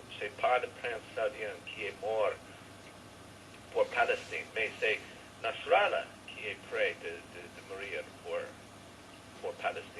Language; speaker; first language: French; non-native, fluent; English